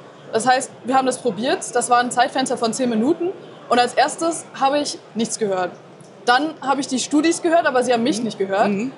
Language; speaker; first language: German; native; German